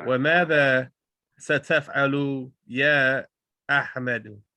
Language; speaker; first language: Arabic; non-native, learner; English